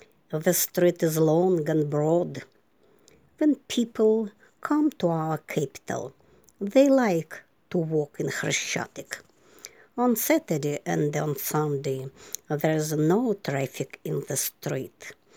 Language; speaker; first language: English; non-native, fluent; Ukrainian